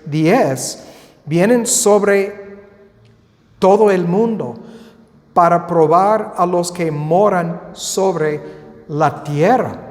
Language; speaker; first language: Spanish; non-native, fluent; English